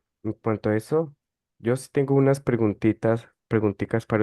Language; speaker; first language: Spanish; native; Spanish